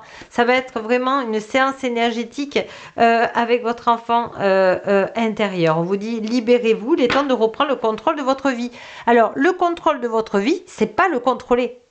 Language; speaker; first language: French; native; French